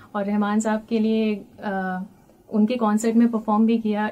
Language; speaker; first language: Hindi; native; Hindi